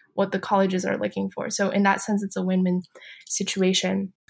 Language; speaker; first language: English; non-native, fluent; Chinese